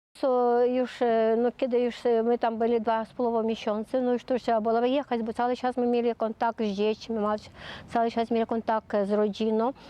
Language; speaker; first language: Polish; early bilingual, heritage; Polish